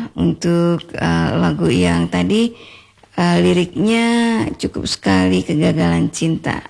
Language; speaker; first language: Indonesian; native; Indonesian